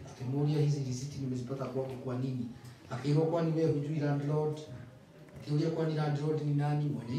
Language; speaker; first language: Swahili; non-native, local second language; Kikuyu